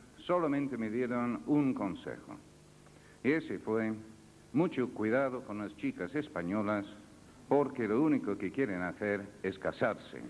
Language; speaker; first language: Spanish; non-native, fluent; English